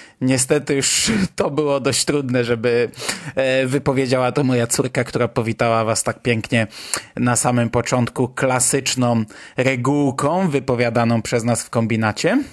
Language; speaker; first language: Polish; native; Polish